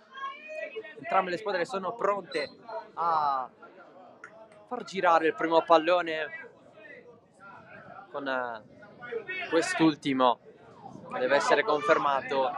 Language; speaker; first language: Italian; native; Italian